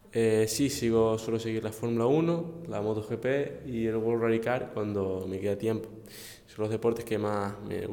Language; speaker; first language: Spanish; native; Spanish